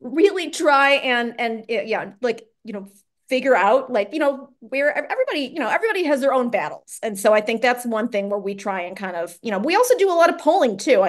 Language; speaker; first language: English; native; English